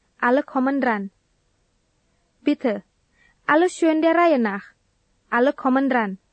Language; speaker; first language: German; non-native, fluent; Indonesian